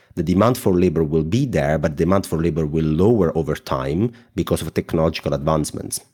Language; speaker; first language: English; non-native, fluent; Italian